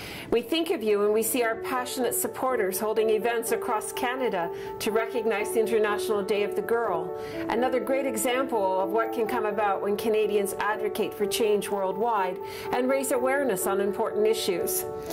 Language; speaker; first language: English; native; English